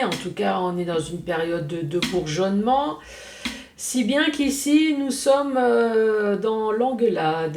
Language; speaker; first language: French; native; French